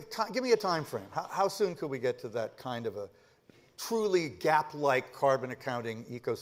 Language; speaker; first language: English; native; English